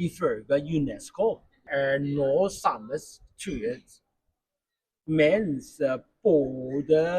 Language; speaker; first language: Norwegian; non-native, learner; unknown